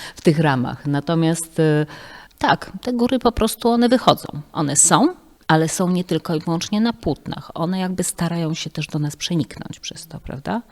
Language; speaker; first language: Polish; native; Polish